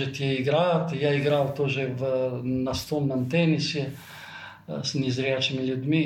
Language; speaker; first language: Russian; non-native, fluent; Italian